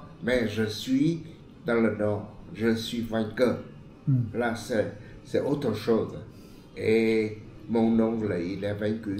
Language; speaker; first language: French; non-native, fluent; Vietnamese